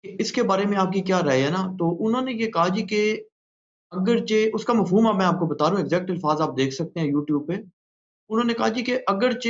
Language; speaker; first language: Urdu; native; Urdu